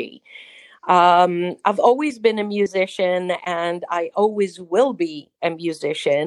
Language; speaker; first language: English; non-native, fluent; Hebrew